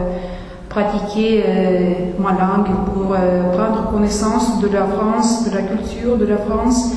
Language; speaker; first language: French; non-native, fluent; Russian